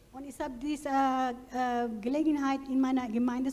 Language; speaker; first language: German; non-native, fluent; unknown